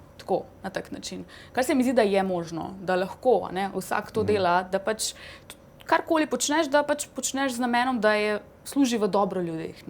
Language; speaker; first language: Slovenian; non-native, fluent; Hindi